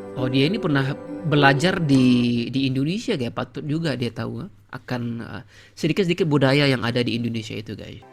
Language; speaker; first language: Malay; native; Malay